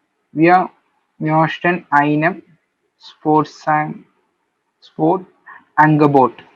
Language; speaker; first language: German; non-native, learner; Malayalam